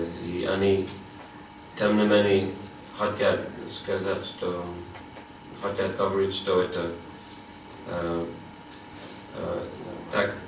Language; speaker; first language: Russian; non-native, fluent; English